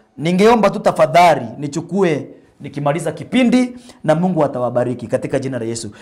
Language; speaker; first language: Swahili; non-native, local second language; Meru